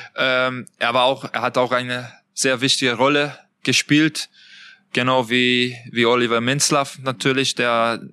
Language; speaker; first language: German; non-native, fluent; Hungarian